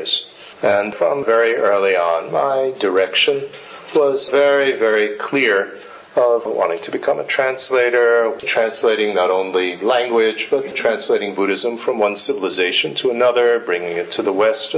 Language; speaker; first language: English; native; English